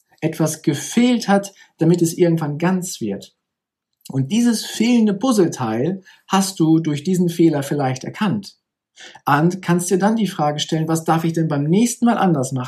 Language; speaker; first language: German; native; German